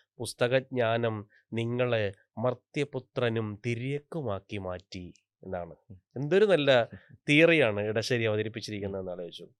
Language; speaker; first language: Malayalam; native; Malayalam